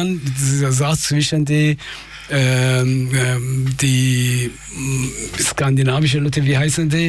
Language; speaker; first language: German; non-native, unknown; Persian